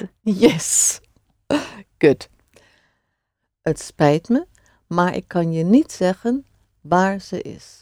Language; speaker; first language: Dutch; non-native, fluent; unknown